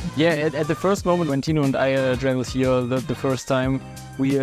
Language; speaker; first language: English; non-native, fluent; German